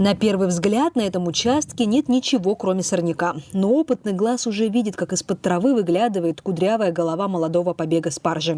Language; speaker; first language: Russian; native; Russian